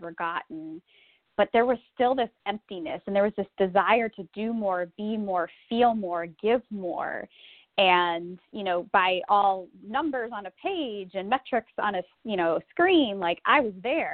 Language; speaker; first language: English; native; English